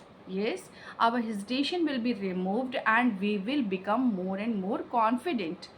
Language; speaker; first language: English; non-native, local second language; Hindi